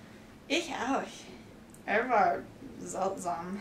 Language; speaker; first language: German; non-native, learner; English